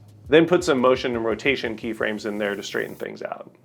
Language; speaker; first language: English; native; English